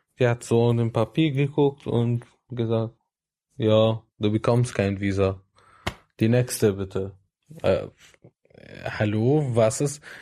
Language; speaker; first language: German; non-native, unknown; Arabic